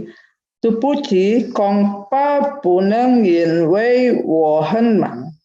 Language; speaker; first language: Chinese; non-native, learner; Indonesian